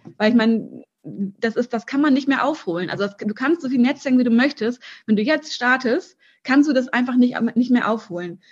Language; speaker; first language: German; early bilingual, other home language; Russian